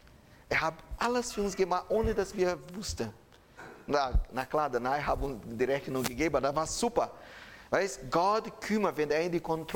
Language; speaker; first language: German; non-native, fluent; Portuguese